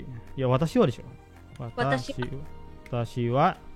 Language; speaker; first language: Japanese; non-native, fluent; Indonesian